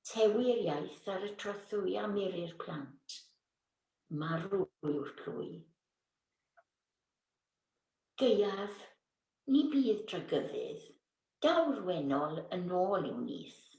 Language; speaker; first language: Welsh; native; Welsh